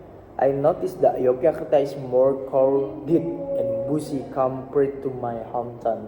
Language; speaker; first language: English; non-native, learner; Indonesian